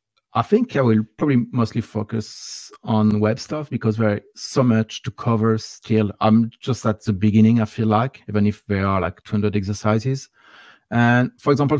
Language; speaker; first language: English; non-native, fluent; French